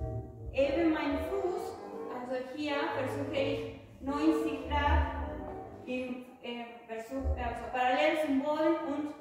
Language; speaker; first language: German; non-native, fluent; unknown